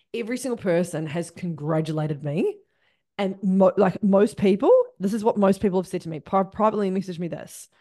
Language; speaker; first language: English; native; English